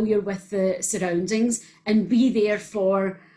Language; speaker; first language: English; native; English